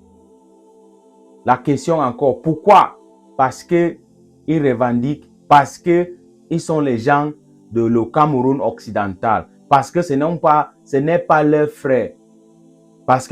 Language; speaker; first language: French; non-native, local second language; English